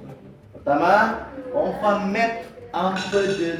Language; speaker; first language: French; non-native, learner; Indonesian